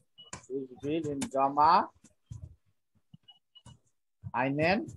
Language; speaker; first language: German; non-native, fluent; Bangla